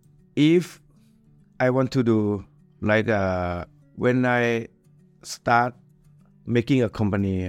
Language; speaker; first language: English; non-native, learner; Thai